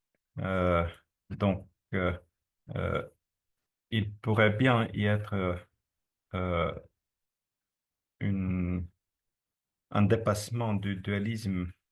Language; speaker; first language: French; non-native, fluent; Estonian